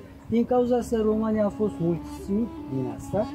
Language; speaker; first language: Romanian; non-native, learner; Turkish